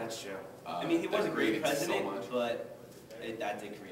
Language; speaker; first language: English; native; English